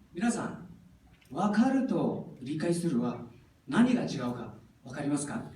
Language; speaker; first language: Japanese; non-native, fluent; Nepali